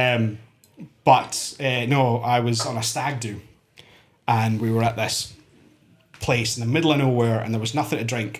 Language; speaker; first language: English; native; English